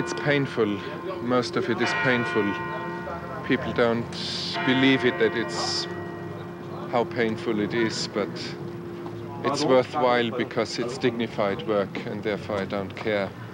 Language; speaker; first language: English; non-native, fluent; German